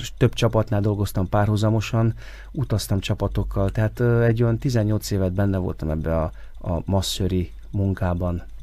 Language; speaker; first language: Hungarian; native; Hungarian